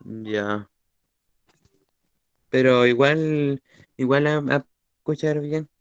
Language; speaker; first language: Spanish; native; Spanish